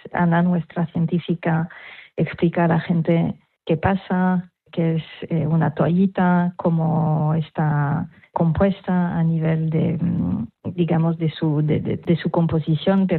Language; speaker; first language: Spanish; non-native, fluent; French